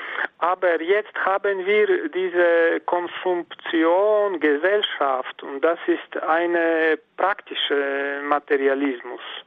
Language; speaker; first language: German; non-native, fluent; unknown